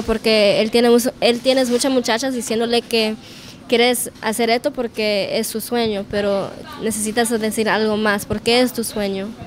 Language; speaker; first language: Spanish; early bilingual, heritage; Spanish